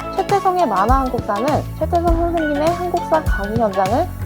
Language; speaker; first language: Korean; native; Korean